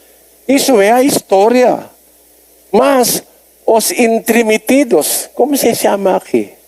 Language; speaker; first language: Portuguese; non-native, learner; Filipino